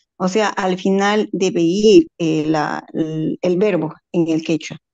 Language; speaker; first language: Spanish; native; Spanish